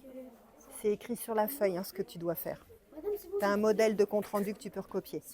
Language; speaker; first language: French; native; French